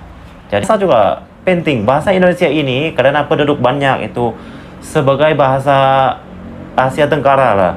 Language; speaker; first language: Indonesian; non-native, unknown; Lao